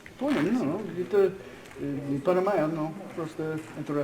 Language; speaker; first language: Russian; non-native, learner; English